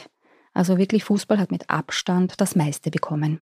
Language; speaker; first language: German; native; German